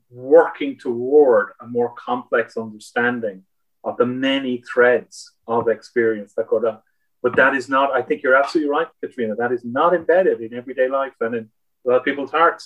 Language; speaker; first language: English; native; English